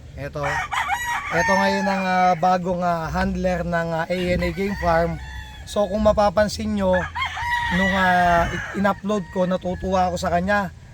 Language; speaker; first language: Filipino; native; Filipino